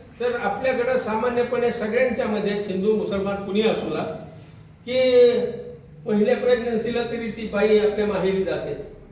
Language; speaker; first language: Marathi; non-native, local second language; Urdu